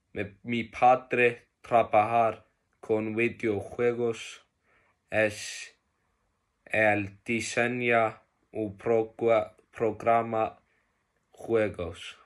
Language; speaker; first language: Spanish; non-native, learner; Icelandic